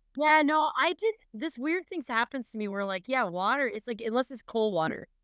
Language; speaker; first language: English; native; English